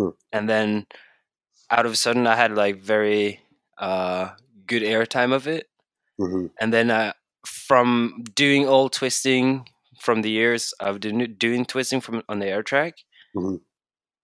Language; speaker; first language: English; non-native, fluent; Norwegian